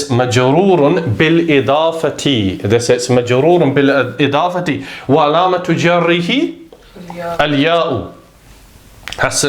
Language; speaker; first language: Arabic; non-native, fluent; English